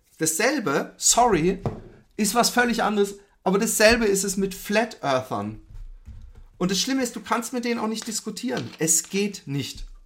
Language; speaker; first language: German; early bilingual, other home language; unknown